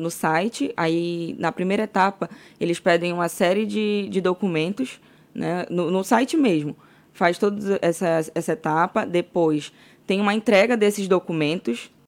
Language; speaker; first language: Portuguese; native; Portuguese